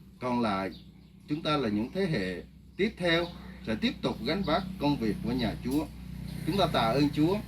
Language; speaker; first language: Vietnamese; non-native, local second language; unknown